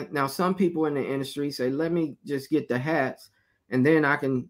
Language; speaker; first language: English; native; English